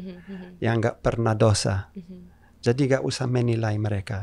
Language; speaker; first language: Indonesian; non-native, fluent; English